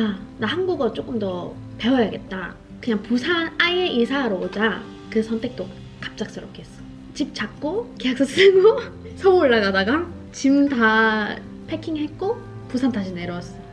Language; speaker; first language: Korean; non-native, fluent; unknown